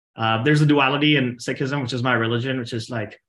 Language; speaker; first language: English; non-native, local second language; Punjabi